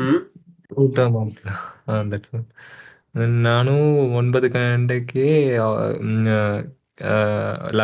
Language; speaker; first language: Kannada; non-native, learner; Tamil